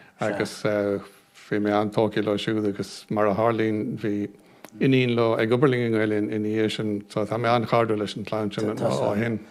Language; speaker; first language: Irish; non-native, local second language; English